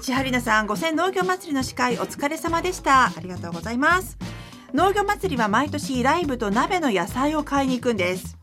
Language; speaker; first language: Japanese; native; Japanese